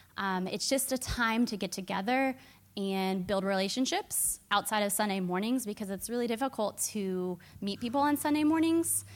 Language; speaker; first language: English; native; English